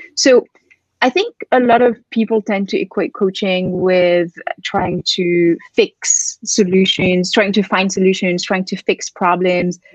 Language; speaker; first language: English; non-native, fluent; French